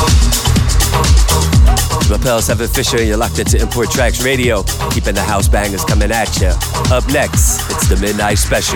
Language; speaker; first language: English; native; English